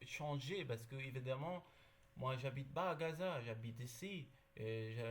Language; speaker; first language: French; non-native, learner; Arabic